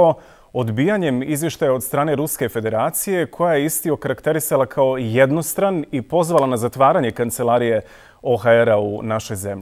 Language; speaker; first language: Serbian; native; Serbian